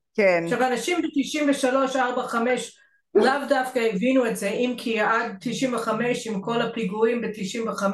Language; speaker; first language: Hebrew; non-native, fluent; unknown